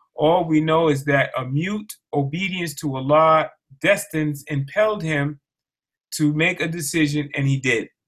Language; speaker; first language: English; native; English